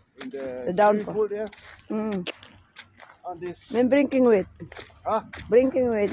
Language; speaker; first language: English; non-native, learner; Filipino